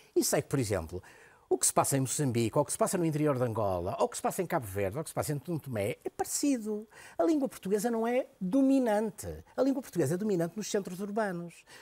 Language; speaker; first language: Portuguese; native; Portuguese